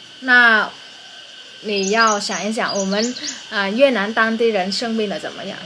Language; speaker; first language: Chinese; non-native, fluent; Vietnamese